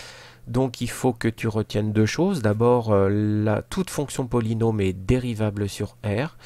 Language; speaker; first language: French; native; French